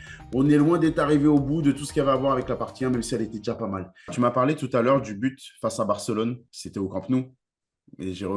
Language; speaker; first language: French; native; French